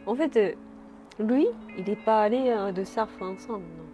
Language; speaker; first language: French; non-native, learner; Japanese